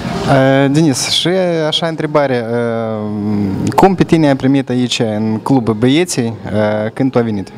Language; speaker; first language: Romanian; non-native, local second language; Russian